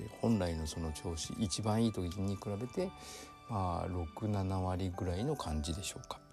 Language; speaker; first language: Japanese; native; Japanese